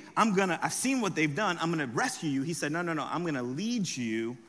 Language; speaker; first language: English; early bilingual, other home language; French